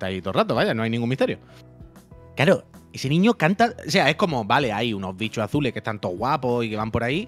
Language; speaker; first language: Spanish; native; Spanish